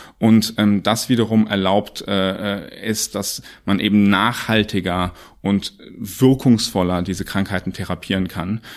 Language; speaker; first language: German; native; German